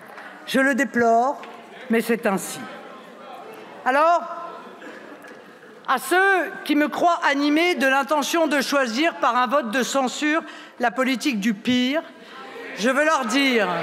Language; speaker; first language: French; native; French